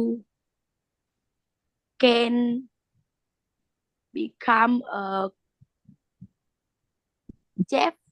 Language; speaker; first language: English; non-native, learner; Vietnamese